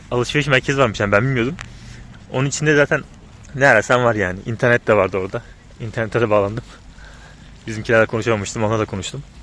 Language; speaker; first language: Turkish; native; Turkish